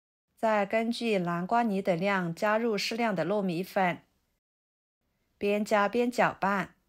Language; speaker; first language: Chinese; native; Chinese